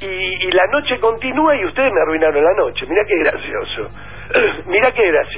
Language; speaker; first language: Spanish; native; Spanish